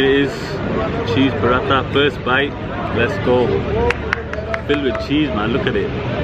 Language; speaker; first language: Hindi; early bilingual, heritage; English